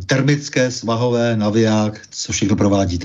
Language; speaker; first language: Czech; native; Czech